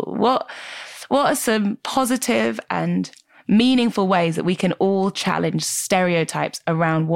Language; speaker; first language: English; native; English